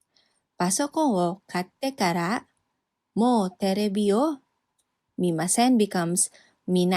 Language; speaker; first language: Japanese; non-native, fluent; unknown